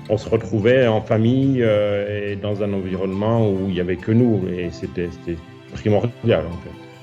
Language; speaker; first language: French; native; French